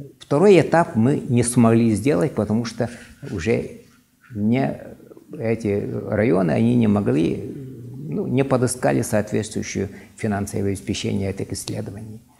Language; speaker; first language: Russian; non-native, local second language; Yakut